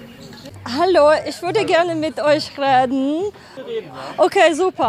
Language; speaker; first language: German; non-native, learner; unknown